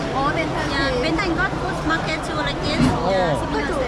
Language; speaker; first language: Korean; non-native, fluent; Vietnamese